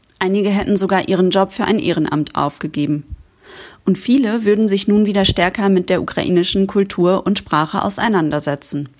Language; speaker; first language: German; native; German